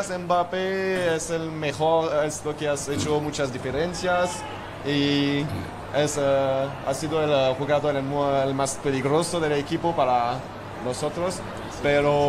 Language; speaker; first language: Spanish; non-native, learner; French